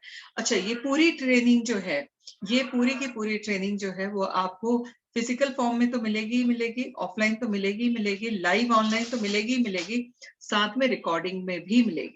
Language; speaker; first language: Hindi; native; Hindi